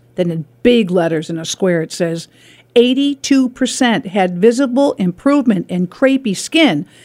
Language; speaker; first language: English; native; English